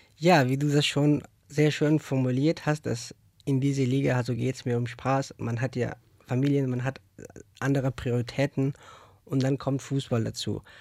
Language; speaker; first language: German; non-native, fluent; Persian